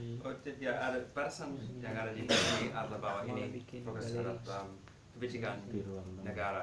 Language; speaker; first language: Indonesian; non-native, fluent; English